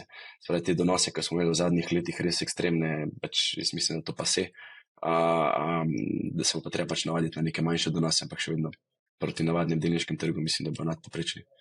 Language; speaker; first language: Slovenian; native; Slovenian